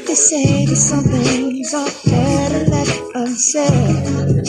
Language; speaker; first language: English; native; English